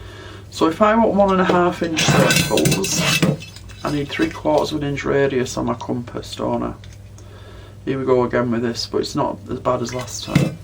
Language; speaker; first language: English; native; English